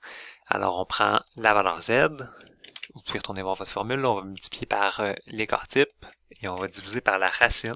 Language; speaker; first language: French; native; French